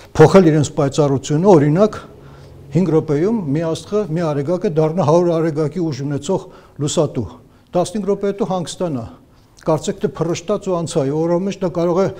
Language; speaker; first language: Armenian; native; Armenian